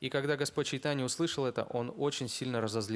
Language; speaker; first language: Russian; native; Russian